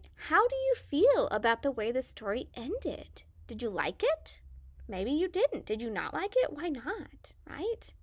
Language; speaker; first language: English; native; English